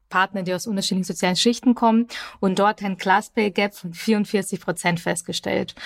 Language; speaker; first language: German; early bilingual, other home language; Russian